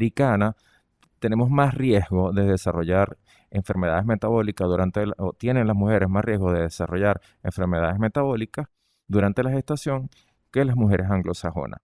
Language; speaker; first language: Spanish; native; Spanish